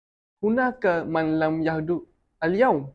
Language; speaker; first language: Arabic; non-native, learner; Malay